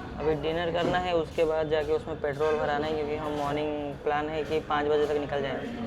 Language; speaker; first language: Hindi; non-native, local second language; Odia